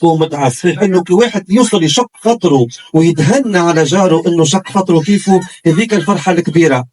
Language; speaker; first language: Arabic; native; Arabic